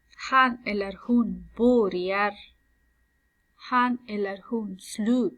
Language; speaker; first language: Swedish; non-native, fluent; Persian